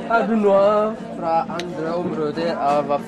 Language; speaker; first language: Norwegian; non-native, learner; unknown